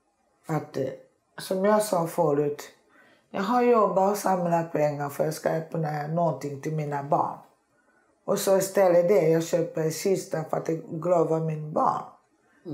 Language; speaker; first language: Swedish; non-native, learner; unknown